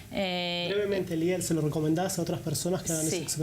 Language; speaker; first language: Spanish; native; Spanish